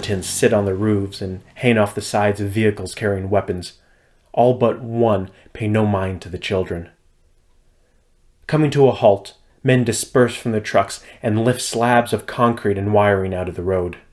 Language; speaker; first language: English; native; English